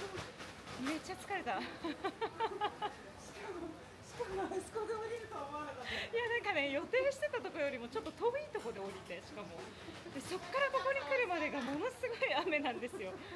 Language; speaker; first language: Japanese; native; Japanese